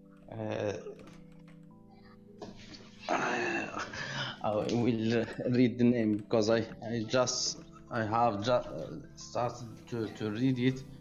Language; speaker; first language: English; non-native, learner; Arabic